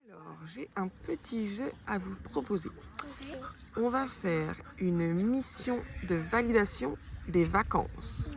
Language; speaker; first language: French; native; French